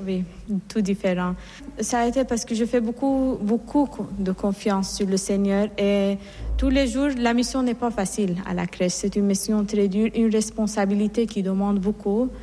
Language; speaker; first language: French; non-native, fluent; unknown